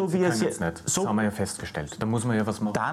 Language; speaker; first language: German; native; German